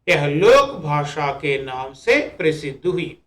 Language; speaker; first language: Hindi; non-native, local second language; Telugu